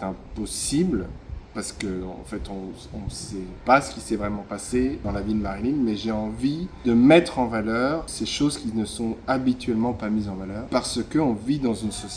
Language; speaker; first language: French; native; French